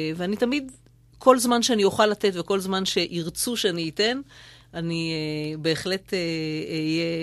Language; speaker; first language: Hebrew; native; Hebrew